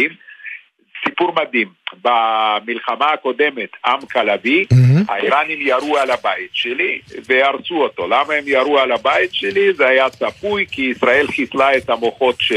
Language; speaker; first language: Hebrew; non-native, fluent; Lithuanian